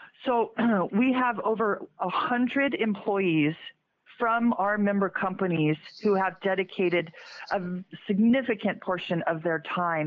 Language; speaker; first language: English; native; English